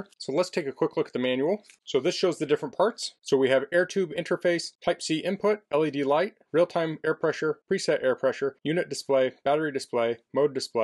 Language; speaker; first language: English; native; English